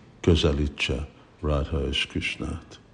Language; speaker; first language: Hungarian; early bilingual, heritage; Hungarian